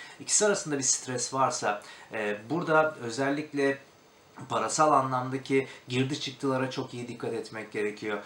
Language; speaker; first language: Turkish; native; Turkish